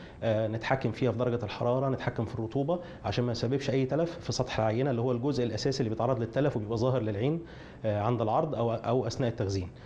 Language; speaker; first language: Arabic; native; Arabic